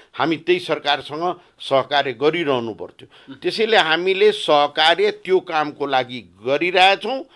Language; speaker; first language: Nepali; non-native, local second language; Bhojpuri